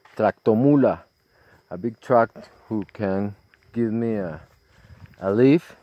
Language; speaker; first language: English; non-native, learner; Spanish